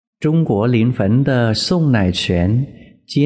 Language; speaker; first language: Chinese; non-native, fluent; Vietnamese